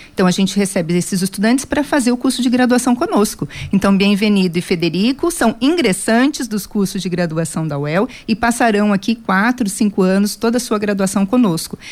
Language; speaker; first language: Portuguese; native; Portuguese